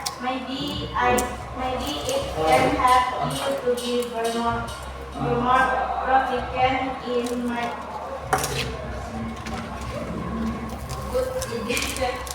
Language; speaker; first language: English; non-native, learner; Indonesian